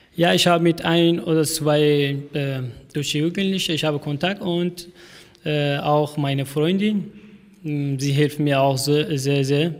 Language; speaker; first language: German; non-native, learner; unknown